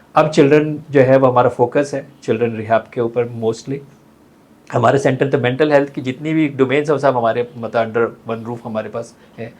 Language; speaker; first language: Urdu; native; Urdu